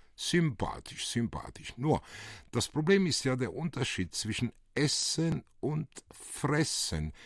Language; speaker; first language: German; early bilingual, other home language; Italian